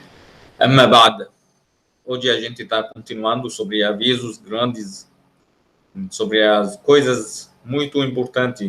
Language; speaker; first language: Portuguese; non-native, fluent; Arabic